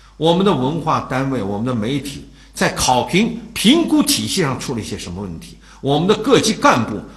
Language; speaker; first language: Chinese; native; Chinese